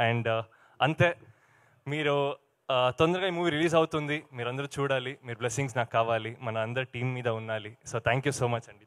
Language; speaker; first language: Telugu; non-native, learner; Kannada